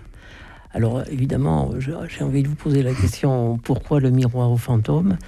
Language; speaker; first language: French; native; French